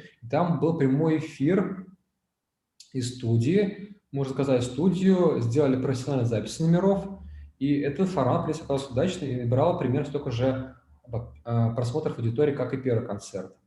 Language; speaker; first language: Russian; native; Russian